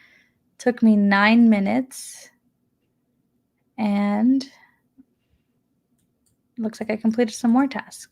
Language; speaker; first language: English; native; English